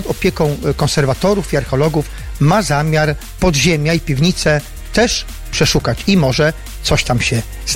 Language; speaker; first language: Polish; native; Polish